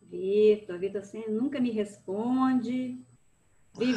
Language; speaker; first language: Portuguese; native; Portuguese